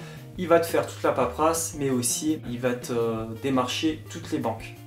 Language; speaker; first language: French; native; French